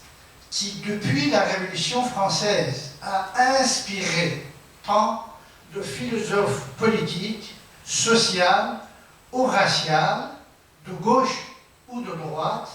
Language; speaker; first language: French; non-native, fluent; Persian